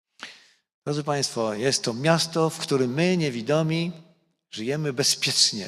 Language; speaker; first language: Polish; native; Polish